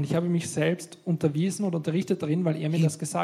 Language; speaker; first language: German; native; German